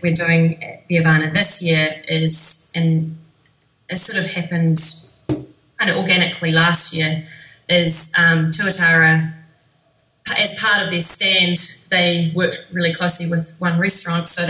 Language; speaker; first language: English; native; English